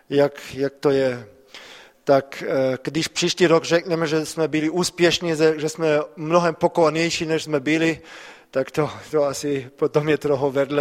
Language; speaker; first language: Czech; non-native, fluent; German